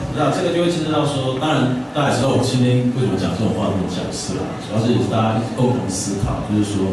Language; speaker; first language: Chinese; native; Chinese